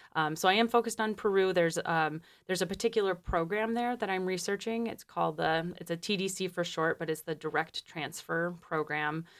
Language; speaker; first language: English; native; English